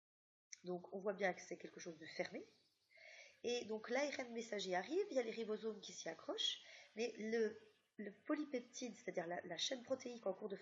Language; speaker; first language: French; native; French